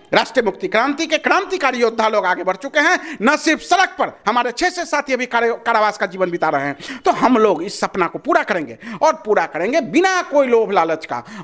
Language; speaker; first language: Hindi; non-native, local second language; Maithili